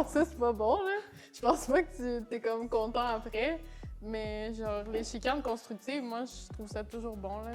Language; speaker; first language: French; native; French